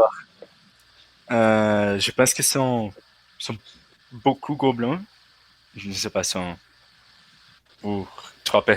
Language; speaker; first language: French; non-native, learner; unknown